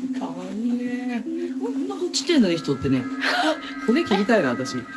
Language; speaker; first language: Japanese; native; Japanese